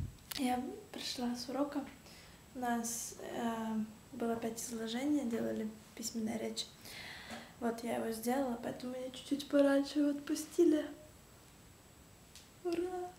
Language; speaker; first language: Russian; early bilingual, heritage; Russian